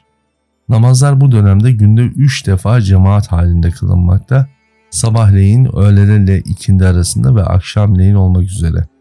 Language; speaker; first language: Turkish; native; Turkish